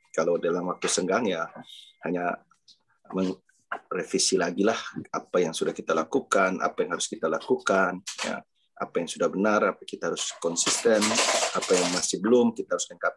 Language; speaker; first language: Indonesian; non-native, local second language; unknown